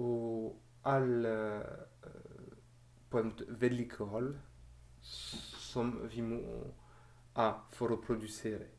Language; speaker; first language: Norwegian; non-native, fluent; French